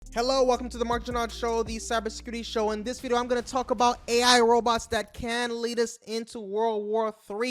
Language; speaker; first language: English; native; English